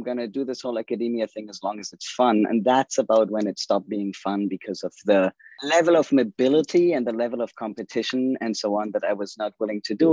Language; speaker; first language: English; non-native, fluent; German